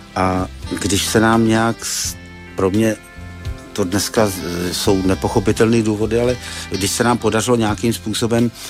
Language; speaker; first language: Czech; native; Czech